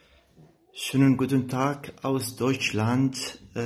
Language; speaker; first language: German; non-native, fluent; Arabic